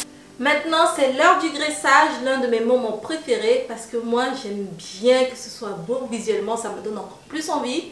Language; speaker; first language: French; native; French